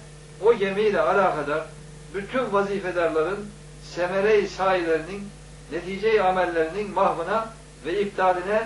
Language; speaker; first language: Turkish; native; Turkish